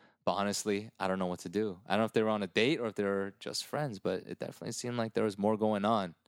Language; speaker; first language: English; early bilingual, other home language; Korean